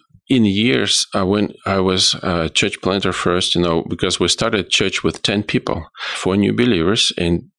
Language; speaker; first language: English; non-native, fluent; Ukrainian